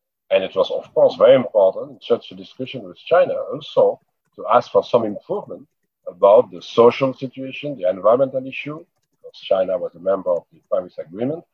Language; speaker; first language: English; non-native, fluent; French